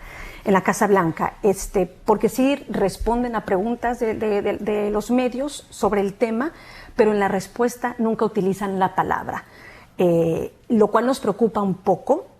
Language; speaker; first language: Spanish; native; Spanish